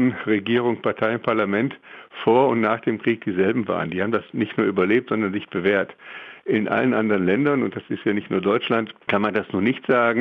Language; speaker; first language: German; native; German